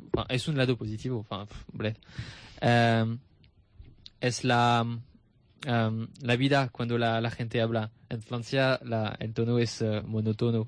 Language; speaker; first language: Spanish; non-native, learner; French